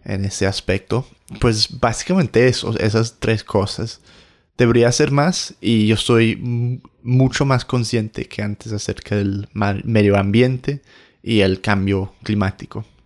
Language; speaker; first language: Spanish; non-native, fluent; English